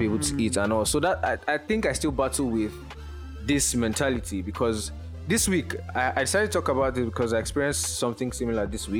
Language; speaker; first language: English; non-native, local second language; Yoruba